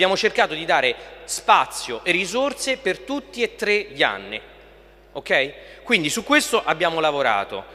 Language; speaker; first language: Italian; native; Italian